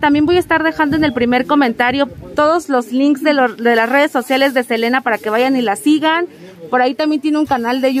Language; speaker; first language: Spanish; native; Spanish